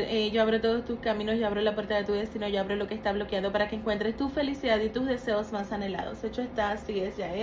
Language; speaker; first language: Spanish; native; Spanish